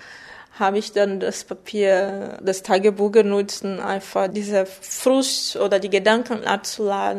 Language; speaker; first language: German; non-native, fluent; Portuguese